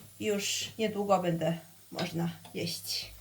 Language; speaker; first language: Polish; non-native, learner; Chinese